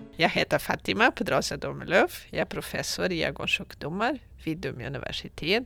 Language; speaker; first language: Swedish; non-native, fluent; Portuguese